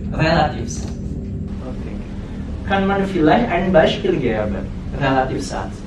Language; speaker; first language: German; non-native, fluent; Indonesian